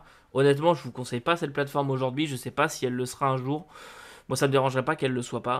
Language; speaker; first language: French; native; French